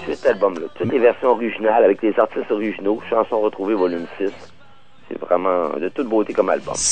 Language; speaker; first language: French; native; French